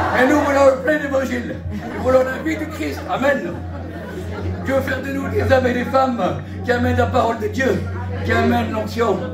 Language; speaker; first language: French; early bilingual, other home language; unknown